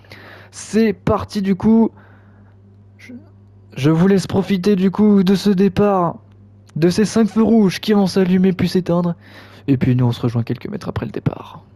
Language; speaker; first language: French; native; French